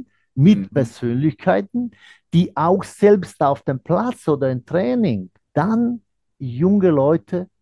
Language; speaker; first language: German; non-native, fluent; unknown